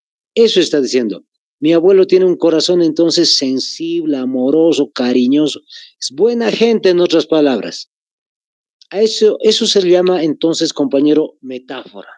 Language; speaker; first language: Spanish; native; Spanish